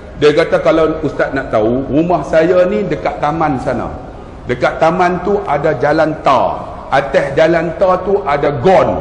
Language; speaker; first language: Malay; native; Malay